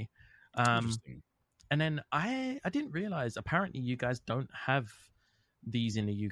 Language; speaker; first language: English; native; English